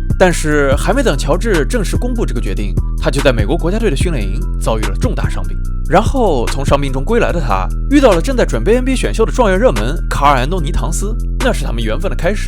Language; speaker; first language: Chinese; native; Chinese